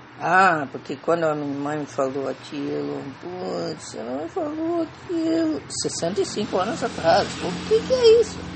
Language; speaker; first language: Portuguese; non-native, fluent; English